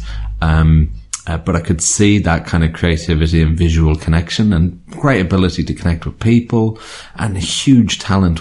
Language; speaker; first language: English; native; English